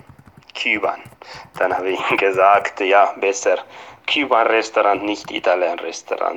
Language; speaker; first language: German; non-native, fluent; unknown